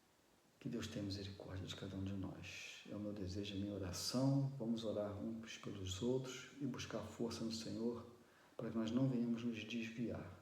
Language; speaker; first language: Portuguese; native; Portuguese